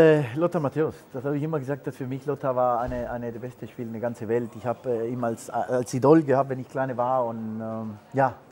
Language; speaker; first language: German; non-native, fluent; Spanish